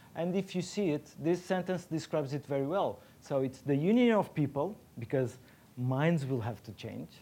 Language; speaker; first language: English; non-native, fluent; Portuguese